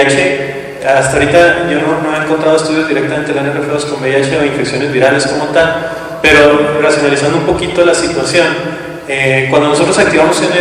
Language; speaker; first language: Spanish; native; Spanish